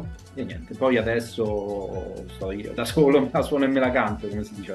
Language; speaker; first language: Italian; native; Italian